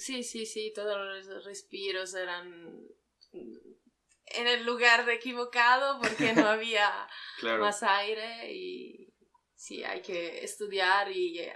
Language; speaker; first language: Spanish; non-native, fluent; Italian